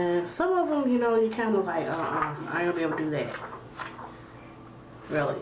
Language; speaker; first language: English; native; English